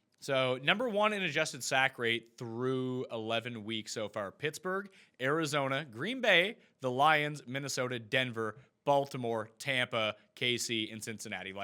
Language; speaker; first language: English; native; English